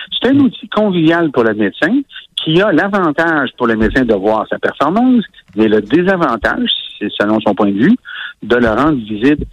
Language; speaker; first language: French; native; French